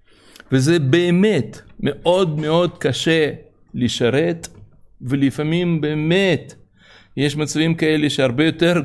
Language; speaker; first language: Hebrew; non-native, fluent; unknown